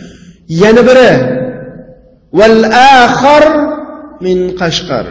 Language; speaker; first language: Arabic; non-native, fluent; Uzbek